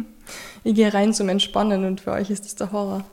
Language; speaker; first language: German; native; German